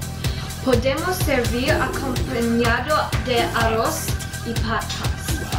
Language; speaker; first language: Spanish; non-native, learner; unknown